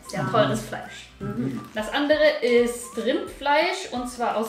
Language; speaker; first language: German; native; German